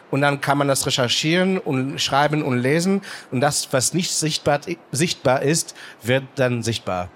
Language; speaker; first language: German; non-native, fluent; Hebrew